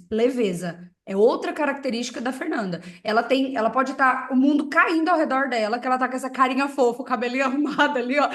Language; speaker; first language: Portuguese; native; Portuguese